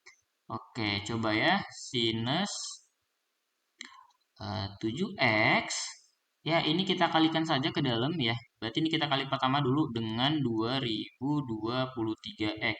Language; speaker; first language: Indonesian; native; Indonesian